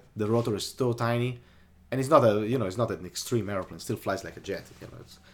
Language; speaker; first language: English; non-native, fluent; Italian